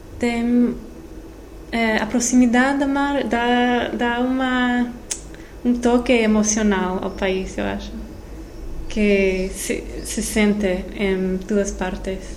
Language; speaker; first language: Portuguese; non-native, learner; English